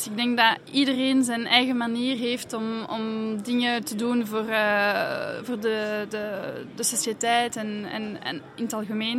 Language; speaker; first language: Dutch; non-native, fluent; French